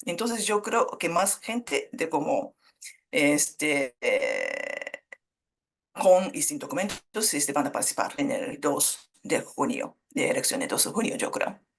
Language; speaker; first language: Spanish; non-native, fluent; Japanese